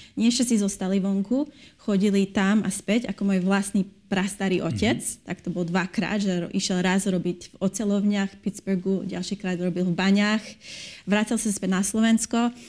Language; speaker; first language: Slovak; early bilingual, heritage; Slovak